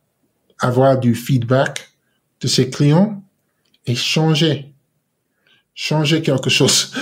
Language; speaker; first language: French; non-native, learner; English